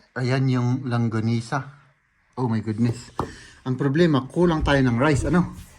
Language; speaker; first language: Filipino; native; Filipino